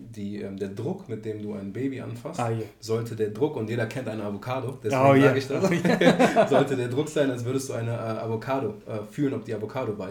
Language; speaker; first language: German; native; German